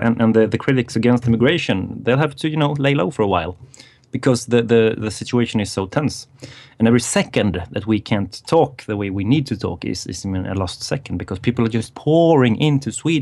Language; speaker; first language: English; non-native, fluent; Swedish